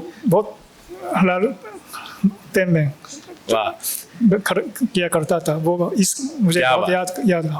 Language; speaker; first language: Hindi; non-native, fluent; Japanese